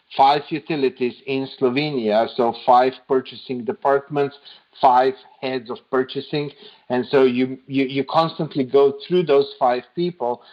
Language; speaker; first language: English; non-native, fluent; Slovenian